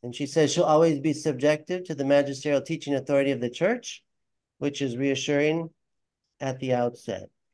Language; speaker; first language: English; native; English